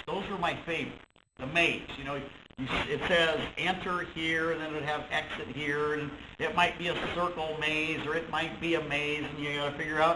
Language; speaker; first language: English; native; English